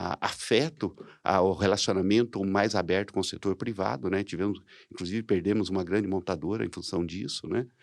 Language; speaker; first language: Portuguese; native; Portuguese